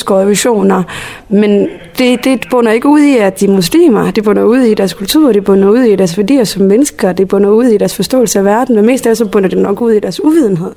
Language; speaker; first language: Danish; early bilingual, other home language; Somali